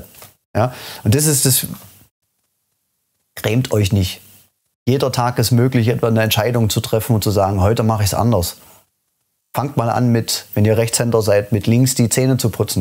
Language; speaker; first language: German; native; German